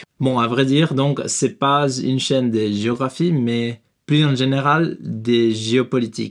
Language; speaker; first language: French; non-native, learner; Spanish